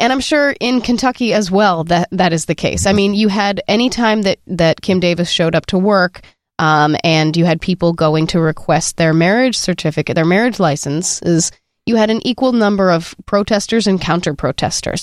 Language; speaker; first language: English; native; English